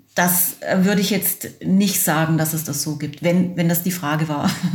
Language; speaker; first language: German; non-native, fluent; Italian